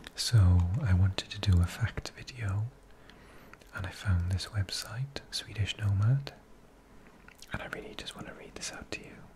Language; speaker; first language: English; non-native, local second language; Welsh